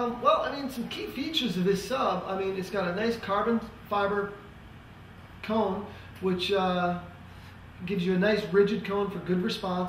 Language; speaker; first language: English; native; English